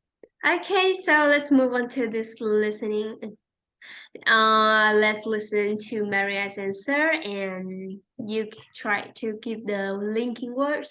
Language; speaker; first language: English; non-native, fluent; Vietnamese